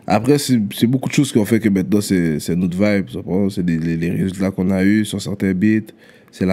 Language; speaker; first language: French; native; French